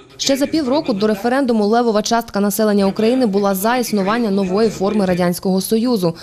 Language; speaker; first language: Ukrainian; native; Ukrainian